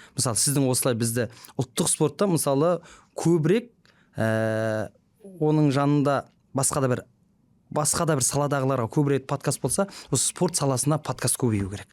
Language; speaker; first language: Kazakh; native; Kazakh